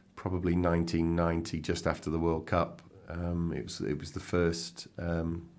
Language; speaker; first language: English; native; English